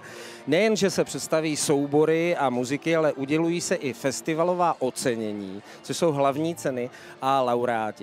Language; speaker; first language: Czech; native; Czech